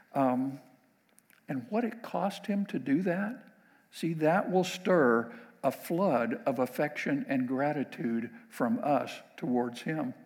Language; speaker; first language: English; native; English